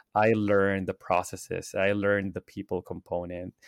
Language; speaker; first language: English; non-native, local second language; Filipino